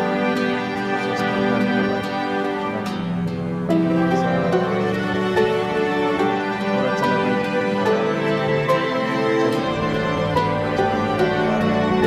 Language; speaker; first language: Hindi; non-native, local second language; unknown